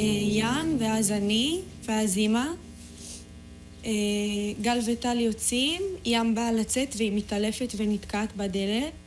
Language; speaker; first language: Hebrew; native; Hebrew